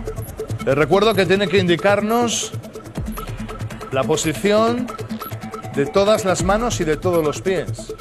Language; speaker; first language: Spanish; native; Spanish